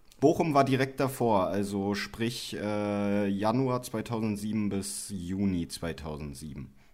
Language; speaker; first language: German; native; German